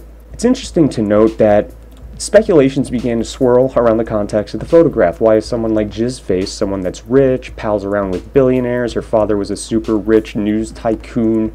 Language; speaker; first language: English; native; English